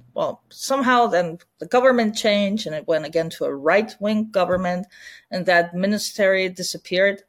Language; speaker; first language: English; non-native, fluent; Spanish